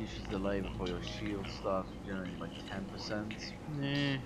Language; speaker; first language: English; native; English